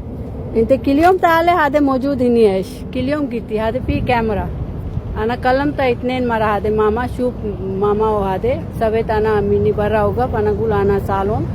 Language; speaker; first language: Arabic; non-native, learner; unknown